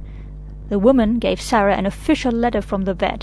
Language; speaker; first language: English; non-native, fluent; Catalan